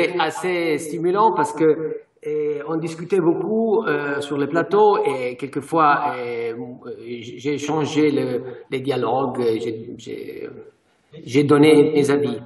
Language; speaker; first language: French; non-native, fluent; Italian